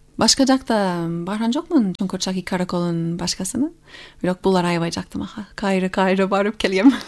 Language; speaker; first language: Kyrgyz; non-native, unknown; English